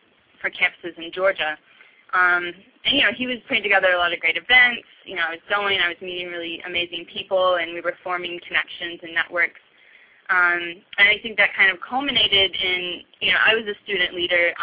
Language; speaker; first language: English; native; English